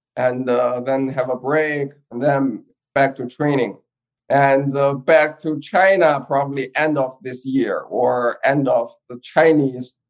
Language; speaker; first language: English; non-native, fluent; Chinese